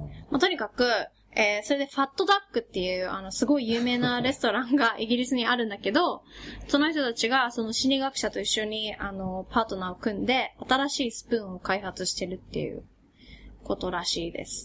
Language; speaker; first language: Japanese; native; Japanese